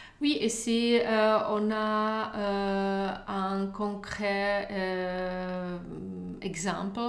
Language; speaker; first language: French; non-native, learner; Czech